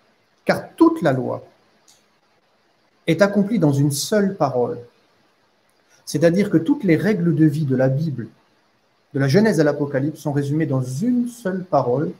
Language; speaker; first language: French; native; French